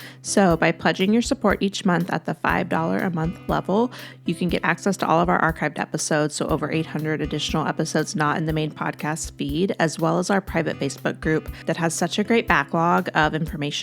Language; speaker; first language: English; native; English